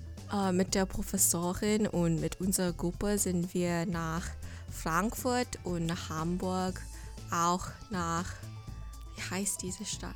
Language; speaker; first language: German; non-native, fluent; English